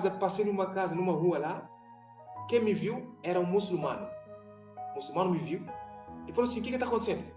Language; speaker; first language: Portuguese; non-native, fluent; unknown